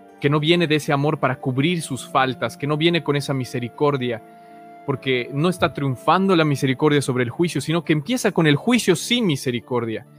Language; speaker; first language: Spanish; native; Spanish